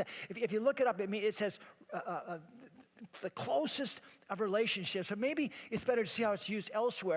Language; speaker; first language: English; native; English